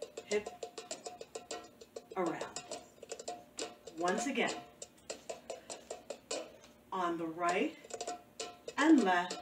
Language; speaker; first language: English; native; English